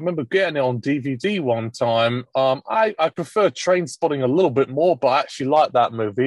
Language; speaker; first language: English; native; English